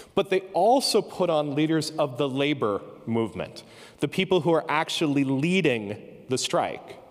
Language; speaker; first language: English; native; English